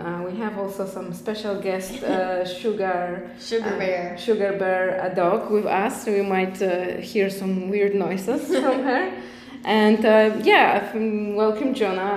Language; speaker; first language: English; non-native, fluent; Polish